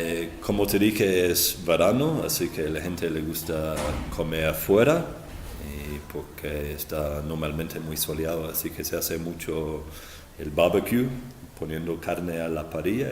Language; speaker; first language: Spanish; non-native, fluent; English